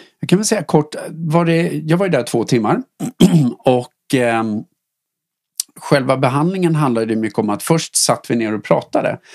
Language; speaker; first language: Swedish; native; Swedish